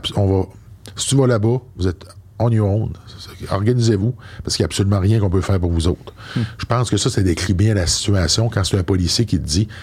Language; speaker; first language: French; native; French